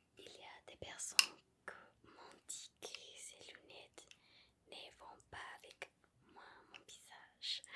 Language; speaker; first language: French; non-native, learner; Spanish